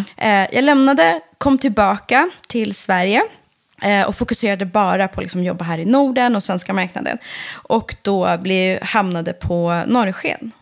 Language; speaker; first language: Swedish; early bilingual, other home language; Persian